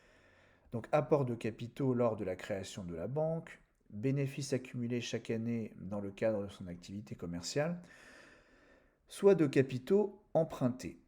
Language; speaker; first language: French; native; French